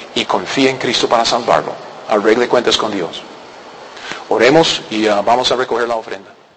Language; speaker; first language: Spanish; non-native, learner; English